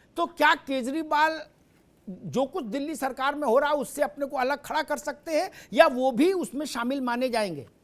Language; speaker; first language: Hindi; native; Hindi